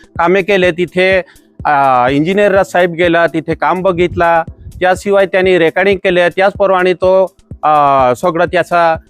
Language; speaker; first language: Marathi; non-native, local second language; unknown